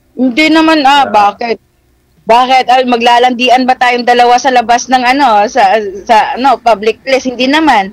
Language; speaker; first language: Filipino; non-native, local second language; Iloko